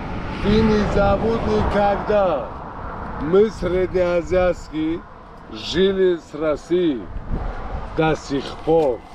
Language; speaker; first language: Russian; non-native, local second language; Tajik